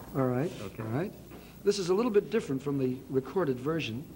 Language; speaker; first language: English; native; English